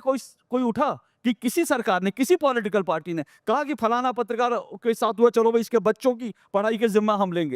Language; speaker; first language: Hindi; native; Hindi